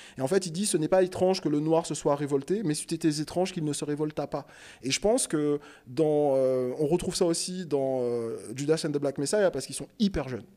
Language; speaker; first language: French; native; French